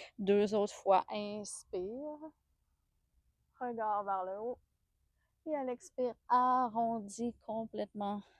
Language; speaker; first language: French; native; French